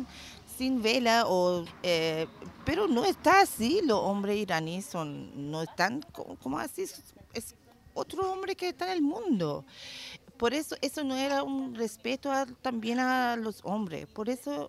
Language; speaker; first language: Spanish; non-native, learner; Persian